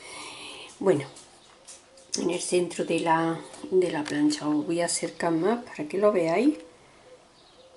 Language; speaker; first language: Spanish; native; Spanish